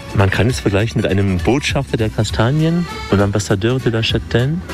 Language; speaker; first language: German; native; German